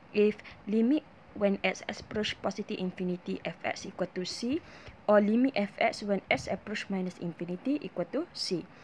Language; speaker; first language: English; non-native, local second language; Malay